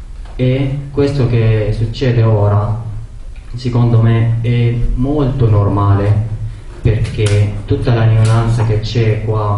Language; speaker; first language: Italian; non-native, learner; Arabic